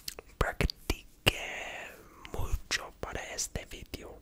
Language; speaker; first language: Spanish; non-native, learner; English